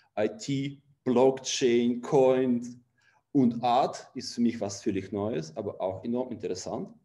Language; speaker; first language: German; non-native, fluent; Russian